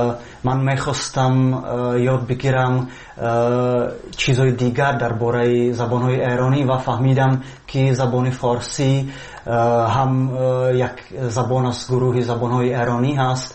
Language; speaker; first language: Tajik; non-native, fluent; Czech